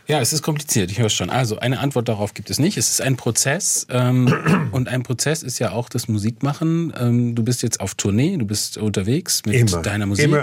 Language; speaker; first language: German; native; German